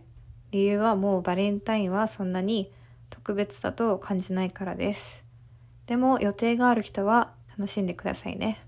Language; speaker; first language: Japanese; early bilingual, heritage; Japanese